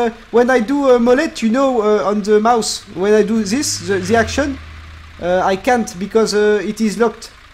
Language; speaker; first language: English; non-native, learner; French